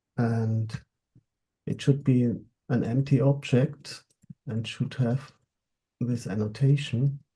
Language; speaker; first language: English; non-native, fluent; German